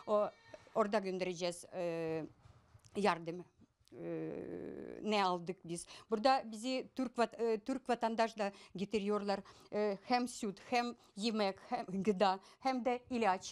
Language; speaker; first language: Turkish; non-native, learner; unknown